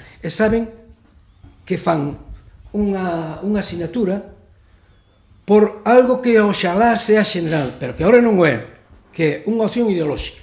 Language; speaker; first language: Galician; native; Galician